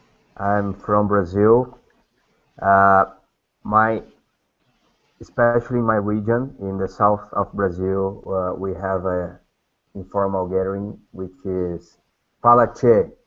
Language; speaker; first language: English; non-native, learner; Portuguese